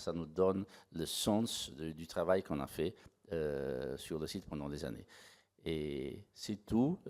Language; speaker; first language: French; non-native, fluent; Italian